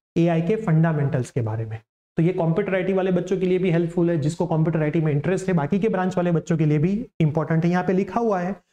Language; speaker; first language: Hindi; non-native, local second language; Gujarati